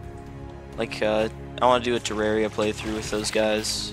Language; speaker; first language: English; native; English